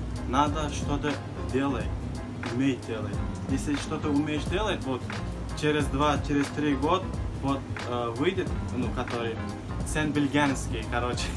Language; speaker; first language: Russian; non-native, learner; Turkmen